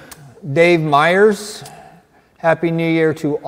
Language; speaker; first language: English; native; English